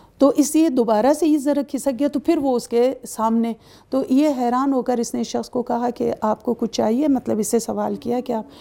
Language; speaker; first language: Urdu; native; Urdu